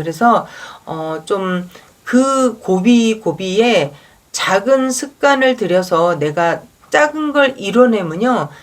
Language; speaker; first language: Korean; native; Korean